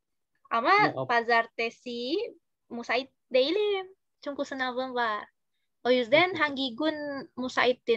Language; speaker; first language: Turkish; non-native, learner; Indonesian